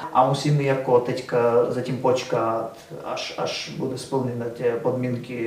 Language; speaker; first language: Czech; non-native, learner; Russian